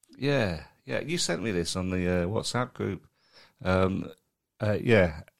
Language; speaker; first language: English; native; English